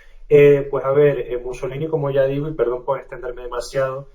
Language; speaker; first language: Spanish; native; Spanish